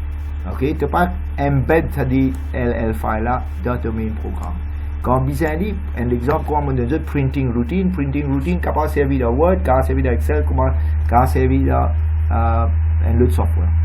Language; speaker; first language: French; non-native, local second language; Morisyen